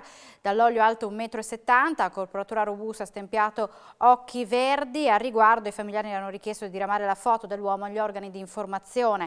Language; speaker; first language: Italian; native; Italian